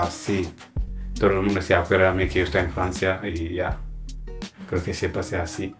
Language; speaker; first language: Spanish; non-native, learner; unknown